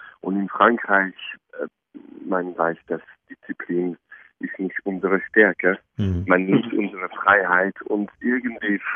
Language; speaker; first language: German; non-native, fluent; French